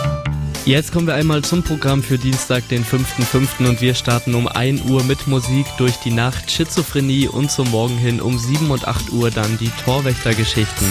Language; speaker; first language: German; native; German